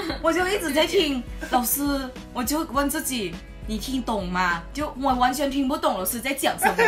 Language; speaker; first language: Chinese; non-native, fluent; Lao